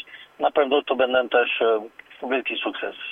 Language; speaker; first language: Polish; non-native, learner; French